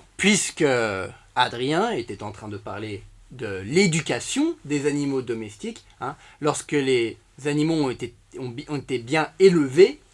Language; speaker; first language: French; native; French